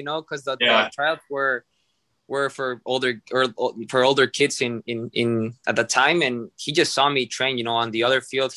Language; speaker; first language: English; non-native, fluent; Spanish